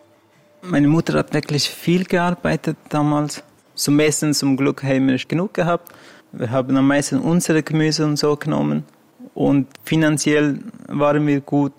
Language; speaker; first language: German; non-native, learner; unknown